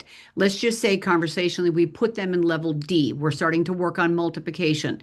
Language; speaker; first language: English; native; English